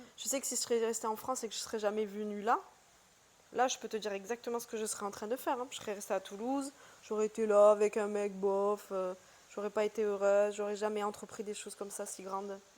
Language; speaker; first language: French; early bilingual, other home language; Portuguese